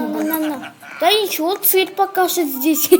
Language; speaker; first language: Russian; non-native, local second language; Kazakh